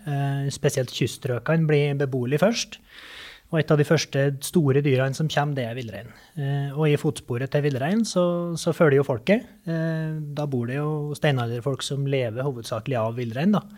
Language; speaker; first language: Norwegian; native; Norwegian